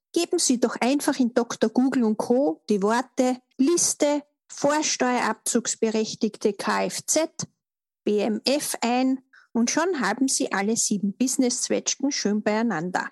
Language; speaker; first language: German; native; German